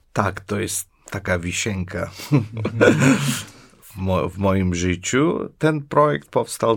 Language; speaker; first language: Polish; non-native, fluent; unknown